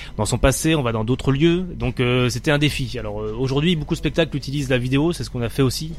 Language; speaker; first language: French; native; French